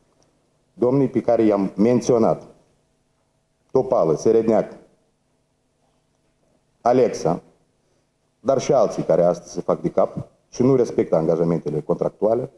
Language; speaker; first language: Romanian; native; Romanian